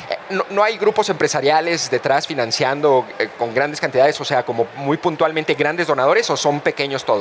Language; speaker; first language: Spanish; native; Spanish